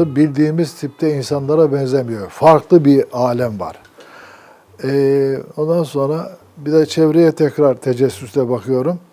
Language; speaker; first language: Turkish; native; Turkish